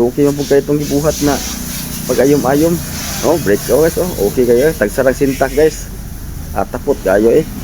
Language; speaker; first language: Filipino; non-native, local second language; Cebuano